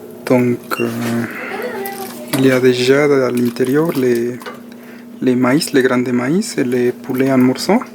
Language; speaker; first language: French; non-native, fluent; Spanish